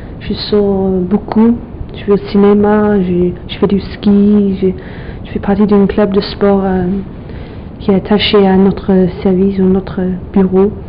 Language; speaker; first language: French; non-native, fluent; English